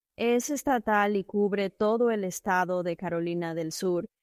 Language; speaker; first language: Spanish; non-native, fluent; Chinese